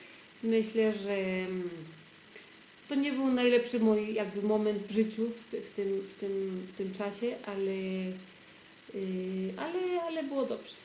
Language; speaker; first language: Polish; early bilingual, heritage; Polish